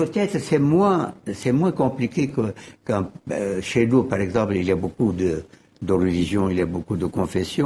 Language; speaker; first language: French; non-native, fluent; Arabic